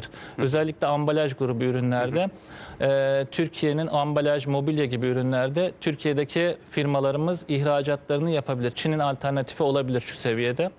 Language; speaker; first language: Turkish; native; Turkish